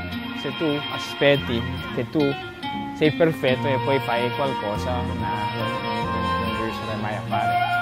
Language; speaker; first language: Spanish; non-native, learner; Filipino